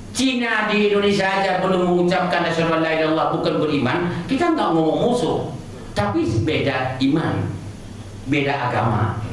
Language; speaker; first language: Indonesian; non-native, local second language; Achinese